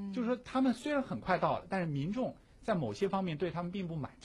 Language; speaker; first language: Chinese; native; Chinese